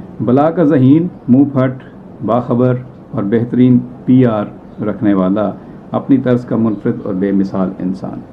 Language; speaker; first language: Urdu; native; Urdu